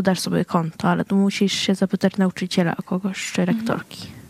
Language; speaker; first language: Polish; early bilingual, heritage; Swedish